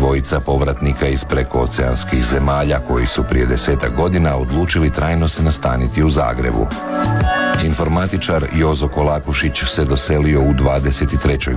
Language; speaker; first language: Croatian; native; Croatian